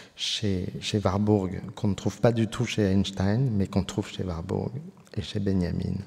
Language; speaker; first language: French; native; French